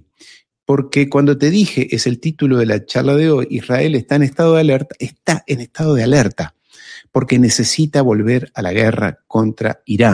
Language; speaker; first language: Spanish; native; Spanish